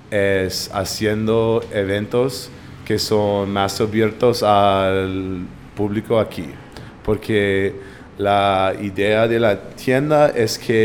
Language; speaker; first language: Spanish; non-native, fluent; English